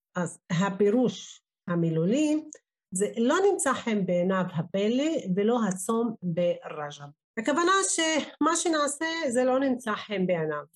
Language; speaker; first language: Hebrew; non-native, local second language; Arabic